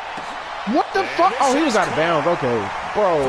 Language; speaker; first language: English; native; English